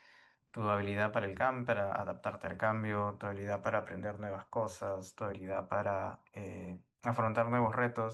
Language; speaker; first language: Spanish; native; Spanish